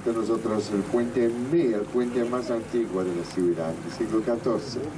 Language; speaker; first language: Spanish; non-native, learner; Dutch